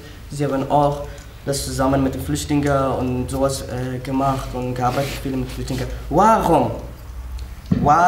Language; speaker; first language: German; non-native, learner; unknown